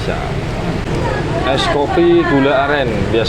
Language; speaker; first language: Indonesian; native; Indonesian